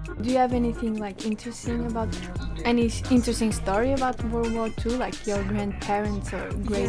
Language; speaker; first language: English; non-native, learner; Portuguese